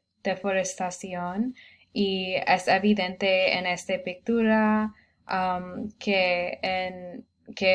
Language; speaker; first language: Spanish; non-native, learner; English